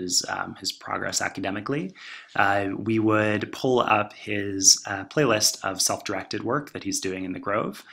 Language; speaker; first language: English; native; English